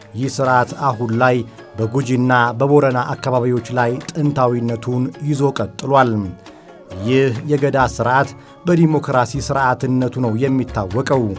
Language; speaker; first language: Amharic; non-native, local second language; Oromo